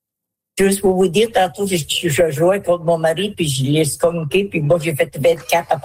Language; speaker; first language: French; native; French